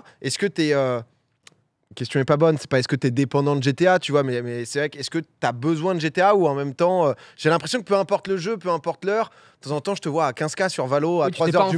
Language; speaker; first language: French; native; French